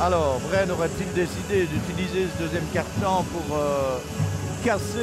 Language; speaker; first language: French; native; French